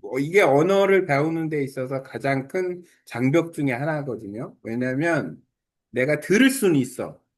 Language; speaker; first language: Korean; native; Korean